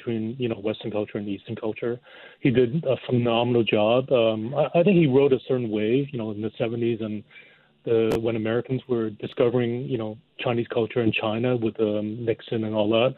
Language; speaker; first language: English; non-native, local second language; Cantonese